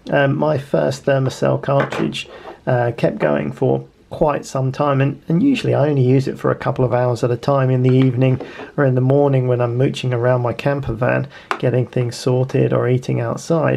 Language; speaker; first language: English; native; English